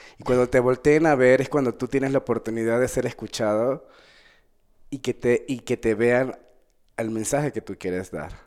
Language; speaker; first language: Spanish; native; Spanish